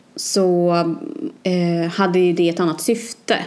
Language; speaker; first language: Swedish; native; Swedish